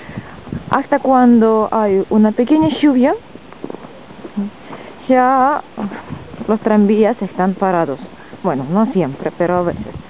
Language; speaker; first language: Spanish; non-native, fluent; Russian